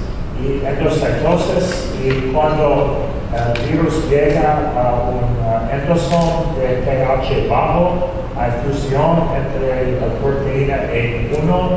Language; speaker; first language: Spanish; non-native, fluent; English